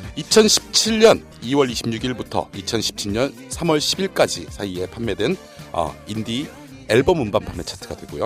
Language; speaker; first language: Korean; native; Korean